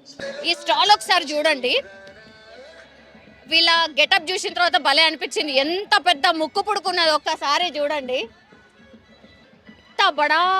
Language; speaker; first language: Telugu; native; Telugu